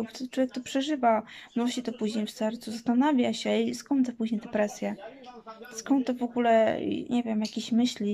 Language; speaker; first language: Polish; native; Polish